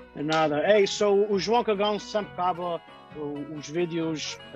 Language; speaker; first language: Portuguese; early bilingual, heritage; Portuguese